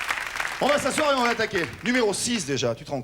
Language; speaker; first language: French; native; French